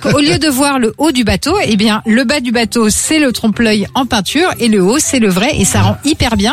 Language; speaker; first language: French; native; French